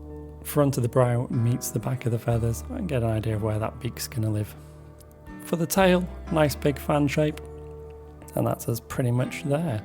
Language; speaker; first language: English; native; English